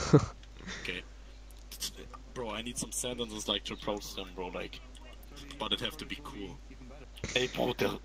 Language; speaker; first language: English; non-native, fluent; German